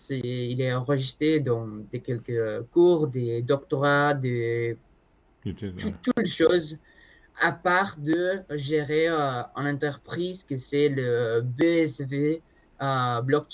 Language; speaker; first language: French; non-native, learner; Spanish